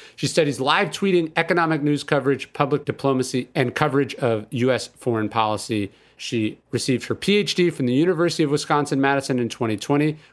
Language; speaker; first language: English; native; English